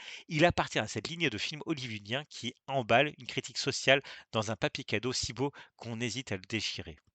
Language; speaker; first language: French; native; French